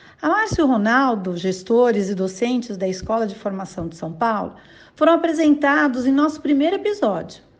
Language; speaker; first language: Portuguese; native; Portuguese